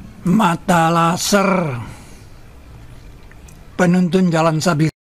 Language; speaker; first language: Indonesian; native; Indonesian